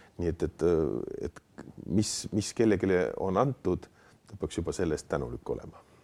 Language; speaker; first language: Estonian; native; Estonian